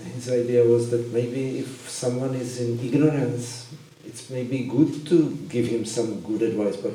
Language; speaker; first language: English; non-native, fluent; Czech